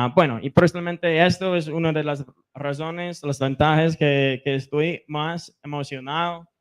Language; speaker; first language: Spanish; non-native, fluent; English